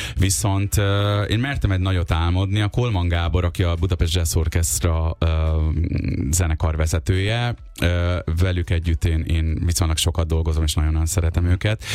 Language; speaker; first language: Hungarian; early bilingual, other home language; Urdu